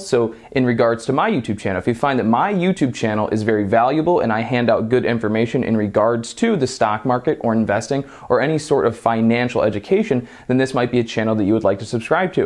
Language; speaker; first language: English; native; English